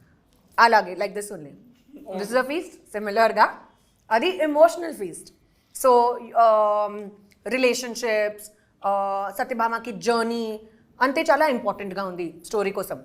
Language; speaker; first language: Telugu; non-native, learner; Hindi